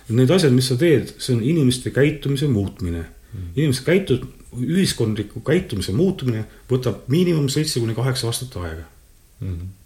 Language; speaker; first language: Estonian; native; Estonian